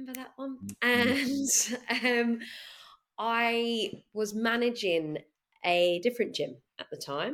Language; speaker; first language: English; native; English